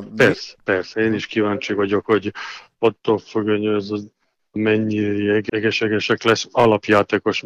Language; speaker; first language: Hungarian; non-native, learner; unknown